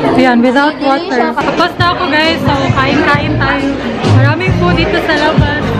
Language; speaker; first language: Filipino; non-native, local second language; Cebuano